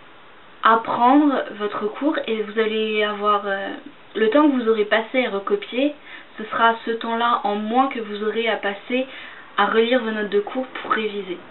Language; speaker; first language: French; native; French